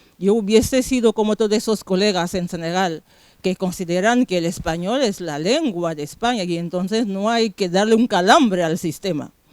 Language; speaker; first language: Spanish; non-native, fluent; Fang